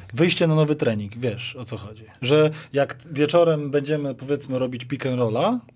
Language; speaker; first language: Polish; native; Polish